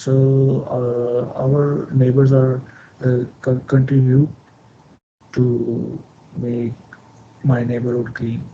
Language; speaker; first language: English; non-native, learner; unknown